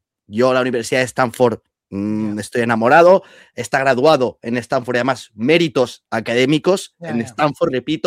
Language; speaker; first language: Spanish; native; Spanish